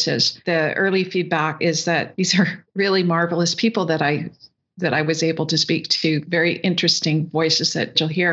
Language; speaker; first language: English; native; English